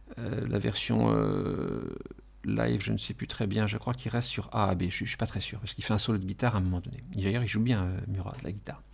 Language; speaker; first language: French; native; French